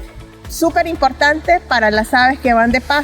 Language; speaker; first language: Spanish; native; Spanish